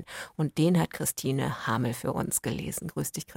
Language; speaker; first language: German; native; German